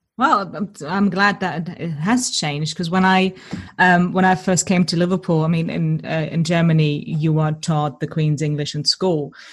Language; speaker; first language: English; non-native, fluent; German